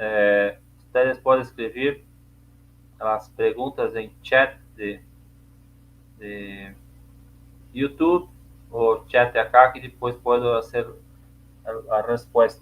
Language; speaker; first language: Spanish; non-native, learner; Portuguese